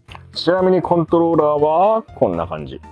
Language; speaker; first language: Japanese; native; Japanese